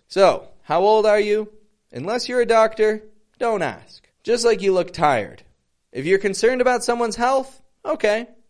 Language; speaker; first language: English; native; English